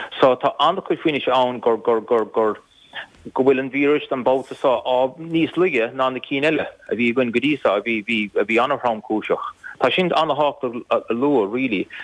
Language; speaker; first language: Irish; native; Irish